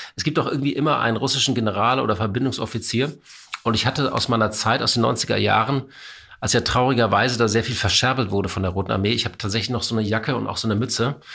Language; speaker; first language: German; native; German